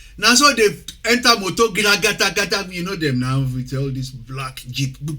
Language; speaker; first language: Nigerian Pidgin; non-native, local second language; Yoruba